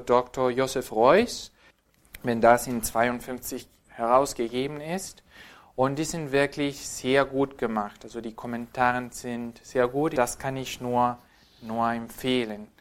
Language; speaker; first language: German; non-native, fluent; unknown